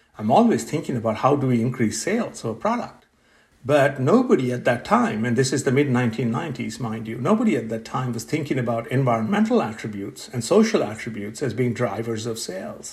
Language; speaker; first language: English; non-native, local second language; Bangla